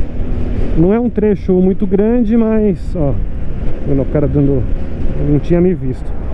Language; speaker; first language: Portuguese; native; Portuguese